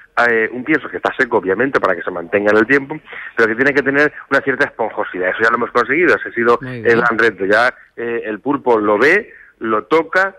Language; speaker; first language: Spanish; native; Spanish